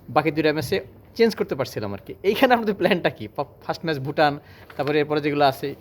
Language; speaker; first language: Bangla; native; Bangla